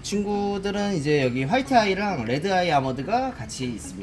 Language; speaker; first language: Korean; native; Korean